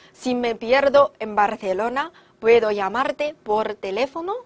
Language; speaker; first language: Spanish; non-native, fluent; Chinese